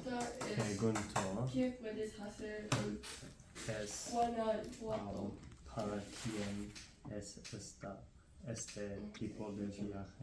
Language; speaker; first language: Spanish; non-native, learner; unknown